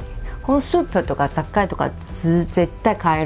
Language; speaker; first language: Japanese; non-native, fluent; Chinese